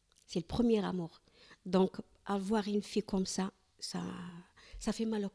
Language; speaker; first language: French; non-native, learner; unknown